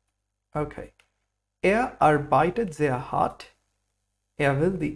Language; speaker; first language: German; non-native, fluent; English